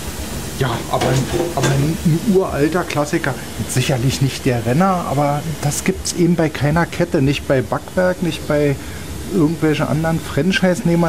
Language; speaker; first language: German; native; German